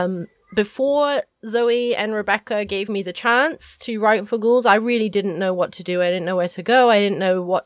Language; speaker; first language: English; native; English